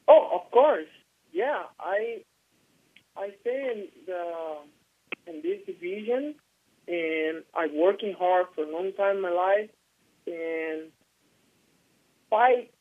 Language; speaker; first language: English; non-native, learner; Portuguese